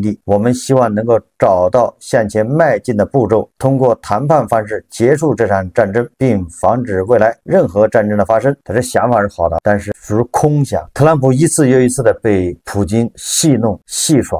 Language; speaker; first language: Chinese; native; Chinese